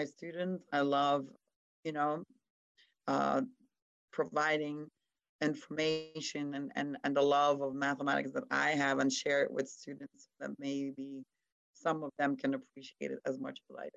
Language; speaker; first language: English; non-native, fluent; Hungarian